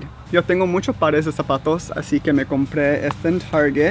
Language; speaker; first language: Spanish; early bilingual, heritage; Spanish